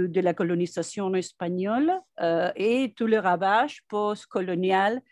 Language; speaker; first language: French; non-native, fluent; Spanish